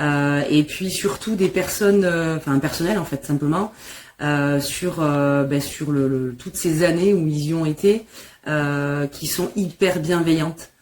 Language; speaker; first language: French; native; French